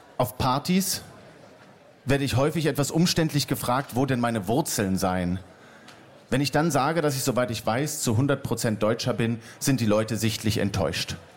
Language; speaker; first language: German; native; German